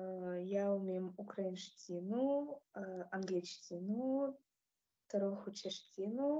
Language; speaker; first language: Czech; non-native, learner; Ukrainian